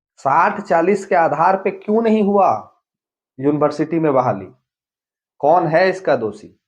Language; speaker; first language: Hindi; native; Hindi